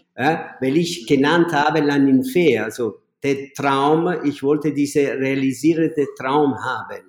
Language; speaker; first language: German; non-native, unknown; Italian